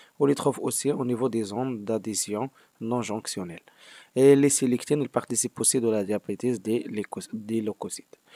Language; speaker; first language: French; non-native, local second language; Arabic